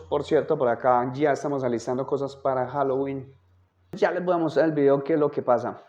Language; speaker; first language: Spanish; native; Spanish